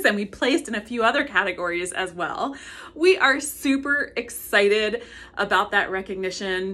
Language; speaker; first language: English; native; English